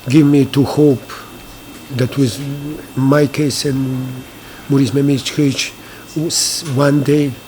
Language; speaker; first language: English; non-native, learner; Bosnian